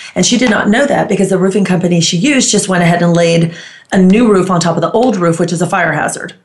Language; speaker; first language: English; non-native, fluent; Greek